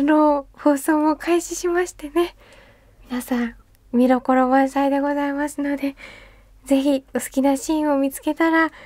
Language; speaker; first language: Japanese; native; Japanese